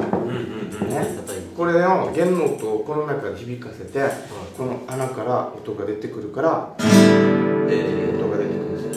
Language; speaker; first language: Japanese; native; Japanese